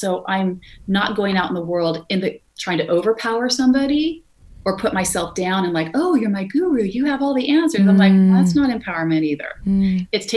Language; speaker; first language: English; native; English